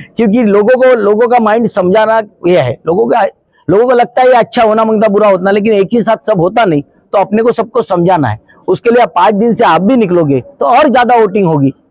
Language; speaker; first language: Hindi; non-native, local second language; Marathi